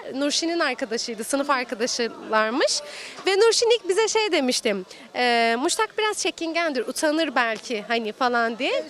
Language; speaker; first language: Turkish; native; Turkish